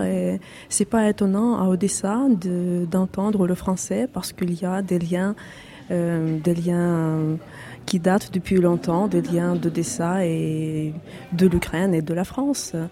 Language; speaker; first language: French; non-native, fluent; Russian